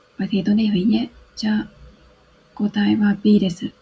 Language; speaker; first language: Japanese; non-native, learner; Vietnamese